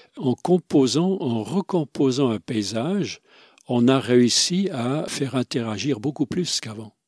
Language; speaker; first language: French; non-native, local second language; Swiss German